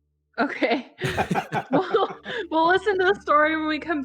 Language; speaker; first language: English; native; English